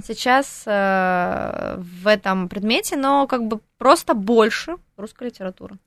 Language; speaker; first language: Russian; non-native, local second language; Ukrainian